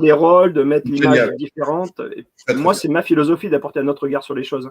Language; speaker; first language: French; native; French